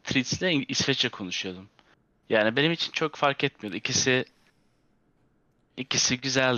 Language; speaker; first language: Turkish; early bilingual, heritage; Turkish